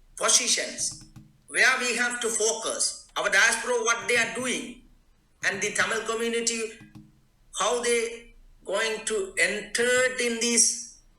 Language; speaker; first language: English; non-native, local second language; Tamil